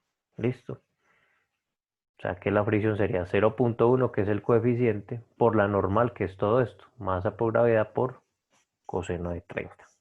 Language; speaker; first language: Spanish; native; Spanish